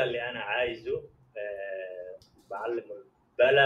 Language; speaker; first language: Arabic; non-native, fluent; Somali